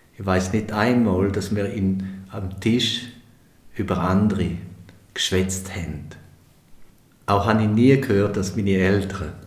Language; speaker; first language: German; non-native, local second language; Romansh